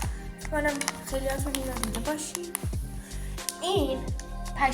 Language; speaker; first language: Persian; native; Persian